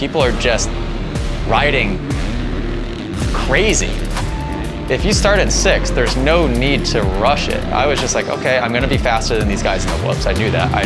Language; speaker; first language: English; native; English